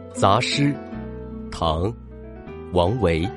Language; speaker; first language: Chinese; native; Chinese